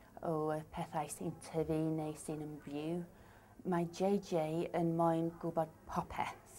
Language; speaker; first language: Welsh; non-native, learner; English